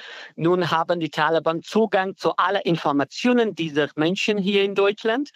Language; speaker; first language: German; non-native, fluent; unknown